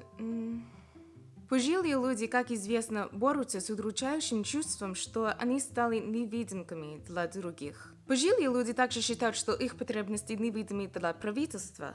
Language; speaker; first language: Russian; non-native, fluent; English